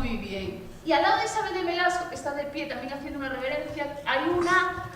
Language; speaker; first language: Spanish; native; Spanish